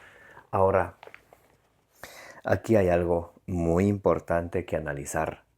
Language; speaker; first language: Spanish; native; Spanish